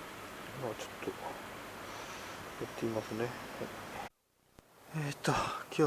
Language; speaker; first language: Japanese; native; Japanese